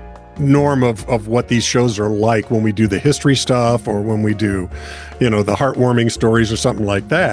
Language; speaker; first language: English; native; English